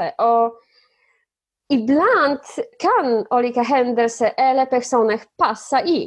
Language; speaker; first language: Swedish; non-native, fluent; Polish